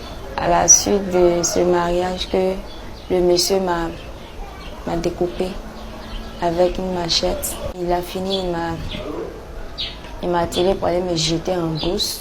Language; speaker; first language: French; non-native, local second language; Dyula